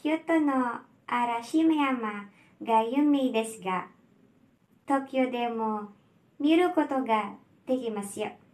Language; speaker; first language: Japanese; non-native, learner; Filipino